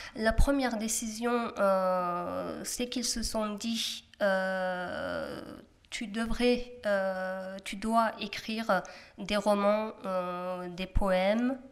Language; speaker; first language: French; non-native, fluent; Kurdish